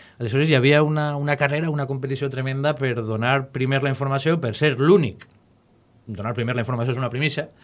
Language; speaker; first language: Catalan; native; Catalan